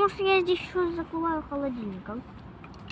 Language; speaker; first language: Russian; native; Russian